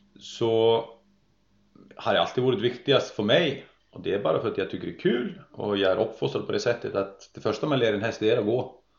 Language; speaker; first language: Swedish; non-native, fluent; Icelandic